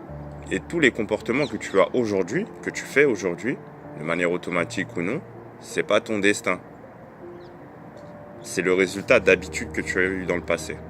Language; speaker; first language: French; native; French